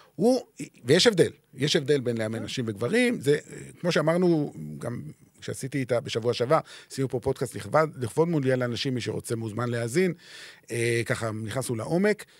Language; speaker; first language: Hebrew; native; Hebrew